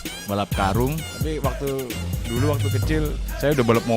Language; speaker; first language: Indonesian; native; Indonesian